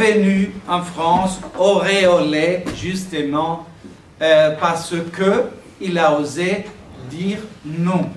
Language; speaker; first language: French; non-native, fluent; Greek